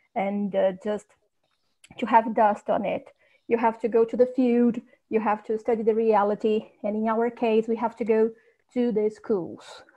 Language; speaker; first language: English; non-native, fluent; Portuguese